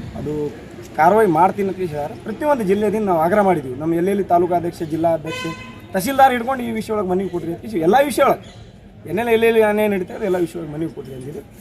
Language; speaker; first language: Kannada; non-native, local second language; Lambadi